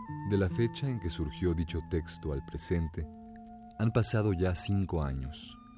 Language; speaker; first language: Spanish; native; Spanish